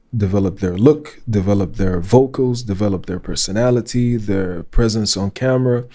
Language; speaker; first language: English; non-native, fluent; Arabic